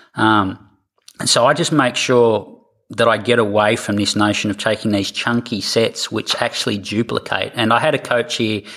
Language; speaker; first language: English; native; English